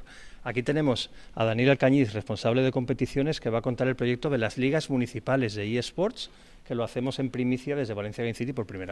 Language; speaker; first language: Spanish; native; Spanish